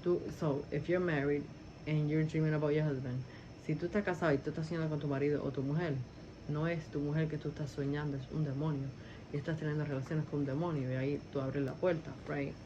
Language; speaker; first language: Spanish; early bilingual, heritage; Spanish